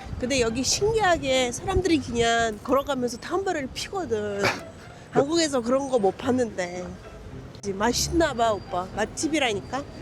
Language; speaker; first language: Korean; non-native, fluent; Russian